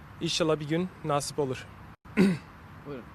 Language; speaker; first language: Turkish; early bilingual, heritage; Turkish